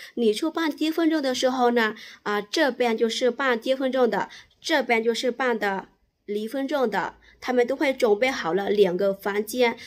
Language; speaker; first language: Chinese; non-native, fluent; Lao